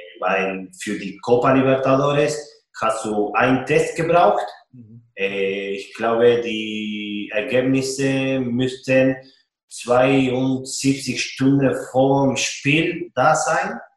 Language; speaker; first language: German; non-native, fluent; Spanish